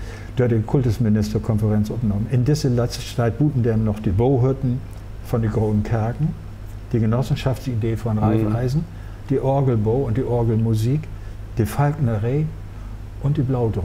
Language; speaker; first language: German; native; German